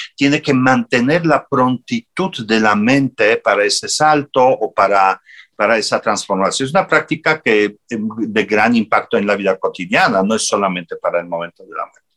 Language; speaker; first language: Spanish; non-native, fluent; Polish